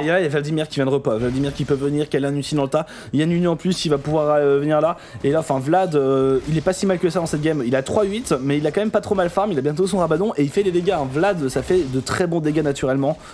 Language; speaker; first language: French; native; French